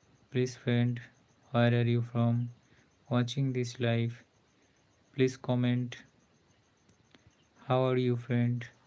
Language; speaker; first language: English; non-native, learner; Bangla